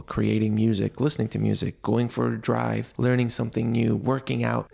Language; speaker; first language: English; early bilingual, other home language; Arabic